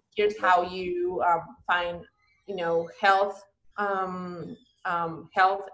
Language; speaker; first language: English; non-native, fluent; Spanish